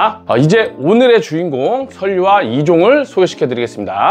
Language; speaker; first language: Korean; native; Korean